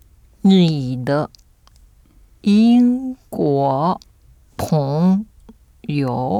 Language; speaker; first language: Chinese; non-native, learner; French